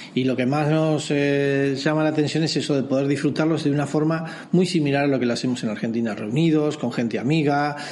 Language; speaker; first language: Spanish; native; Spanish